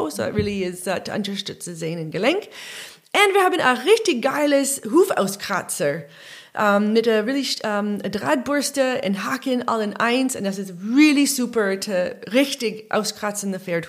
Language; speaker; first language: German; non-native, learner; English